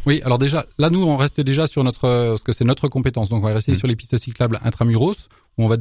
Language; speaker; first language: French; native; French